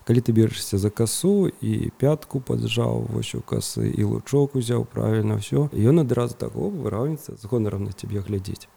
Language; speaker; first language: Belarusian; native; Belarusian